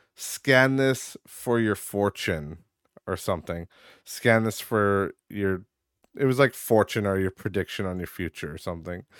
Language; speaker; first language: English; native; English